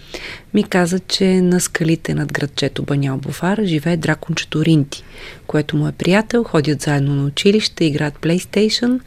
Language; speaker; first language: Bulgarian; native; Bulgarian